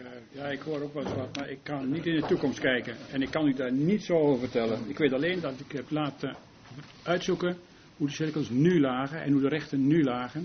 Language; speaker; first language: Dutch; native; Dutch